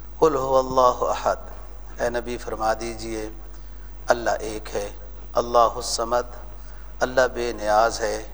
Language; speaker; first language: Urdu; native; Urdu